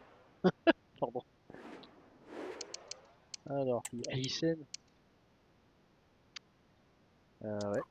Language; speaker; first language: French; native; French